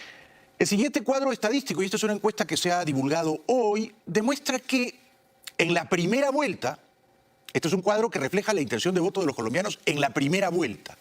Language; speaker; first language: Spanish; native; Spanish